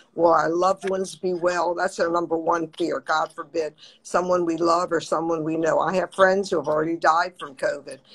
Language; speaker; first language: English; native; English